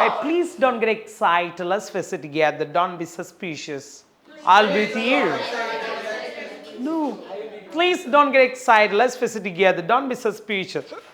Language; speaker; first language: English; non-native, local second language; Malayalam